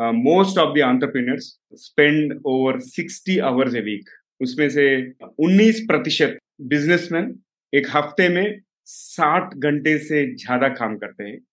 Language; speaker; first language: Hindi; non-native, local second language; Telugu